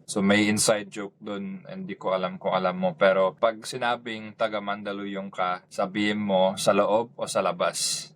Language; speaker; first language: Filipino; non-native, fluent; English